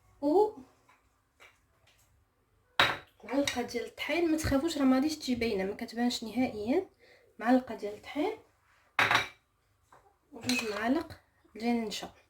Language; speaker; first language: Arabic; native; Arabic